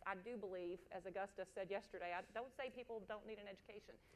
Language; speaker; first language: English; native; English